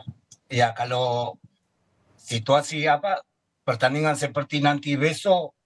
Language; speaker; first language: Indonesian; non-native, fluent; Spanish